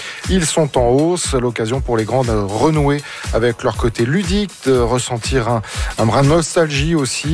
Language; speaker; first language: French; native; French